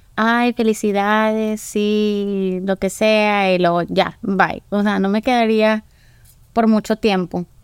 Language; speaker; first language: Spanish; early bilingual, heritage; Spanish